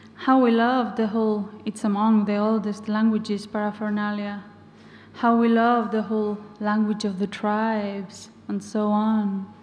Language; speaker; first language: English; non-native, fluent; Basque